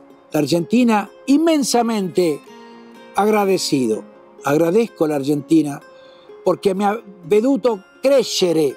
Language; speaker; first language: Italian; early bilingual, heritage; Italian